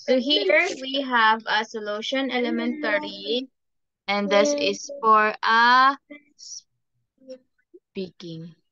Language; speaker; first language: English; non-native, fluent; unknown